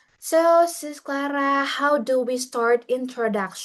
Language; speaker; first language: English; non-native, fluent; Indonesian